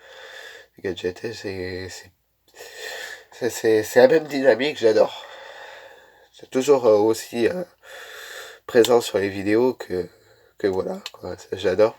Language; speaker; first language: French; native; French